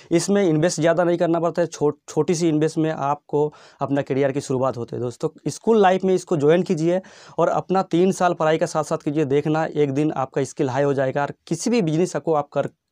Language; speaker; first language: Hindi; non-native, local second language; Bangla